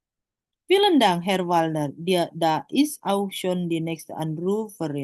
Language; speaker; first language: German; non-native, fluent; Indonesian